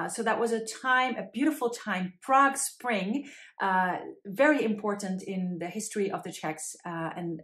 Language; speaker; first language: English; non-native, fluent; Dutch